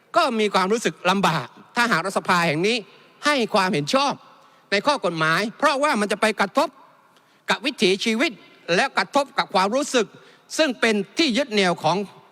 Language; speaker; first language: Thai; non-native, local second language; Malay